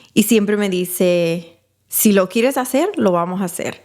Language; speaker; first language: Spanish; early bilingual, heritage; Spanish